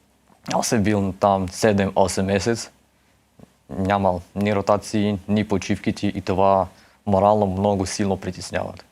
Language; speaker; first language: Bulgarian; early bilingual, heritage; Russian